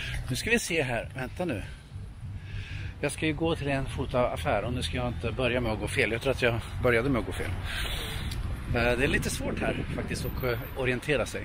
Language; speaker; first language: Swedish; native; Swedish